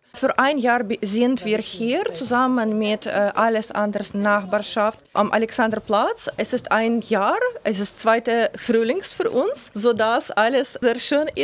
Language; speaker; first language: German; non-native, learner; Ukrainian